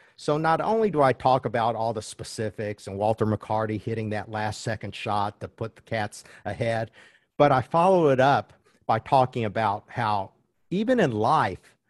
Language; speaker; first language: English; early bilingual, other home language; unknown